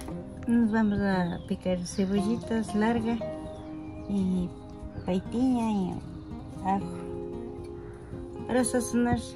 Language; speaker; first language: Spanish; non-native, local second language; Quechua